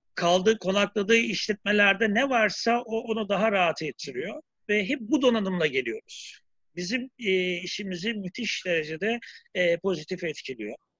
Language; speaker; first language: Turkish; native; Turkish